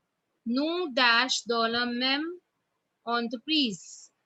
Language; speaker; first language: French; non-native, fluent; Hindi